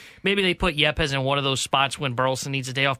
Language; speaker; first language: English; native; English